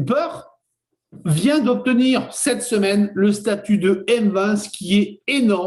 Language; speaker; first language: French; native; French